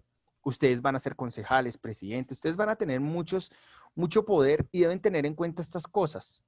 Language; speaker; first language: Spanish; native; Spanish